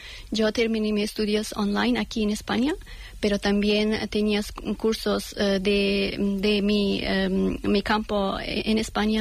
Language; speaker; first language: Spanish; non-native, learner; Persian